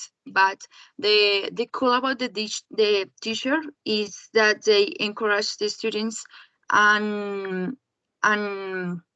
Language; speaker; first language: English; non-native, learner; Spanish